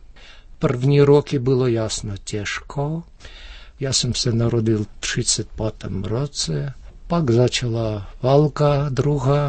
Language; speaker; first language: Czech; early bilingual, heritage; Czech